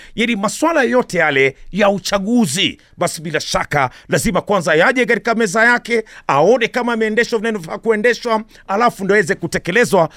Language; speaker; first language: Swahili; native; Swahili